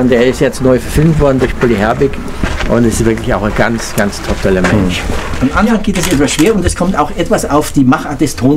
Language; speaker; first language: German; native; German